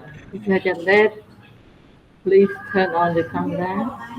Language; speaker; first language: English; non-native, learner; Khmer